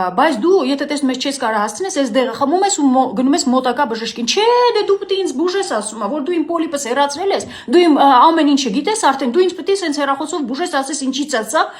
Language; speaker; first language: Armenian; native; Armenian